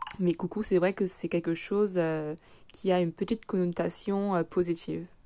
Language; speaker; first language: French; native; French